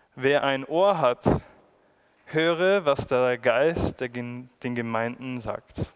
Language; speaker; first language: German; native; German